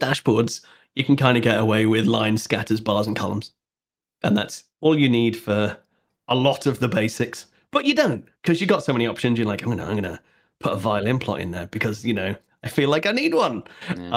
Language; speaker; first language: English; native; English